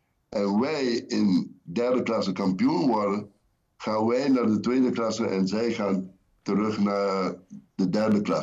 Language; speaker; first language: Dutch; non-native, local second language; Papiamento